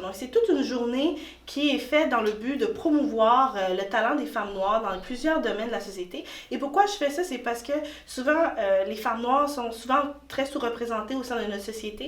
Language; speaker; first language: French; native; French